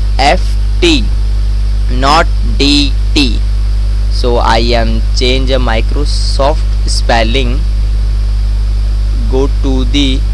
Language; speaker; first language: English; non-native, learner; Hindi